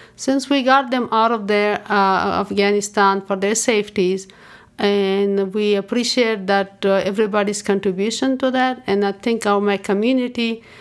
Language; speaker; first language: English; non-native, fluent; Persian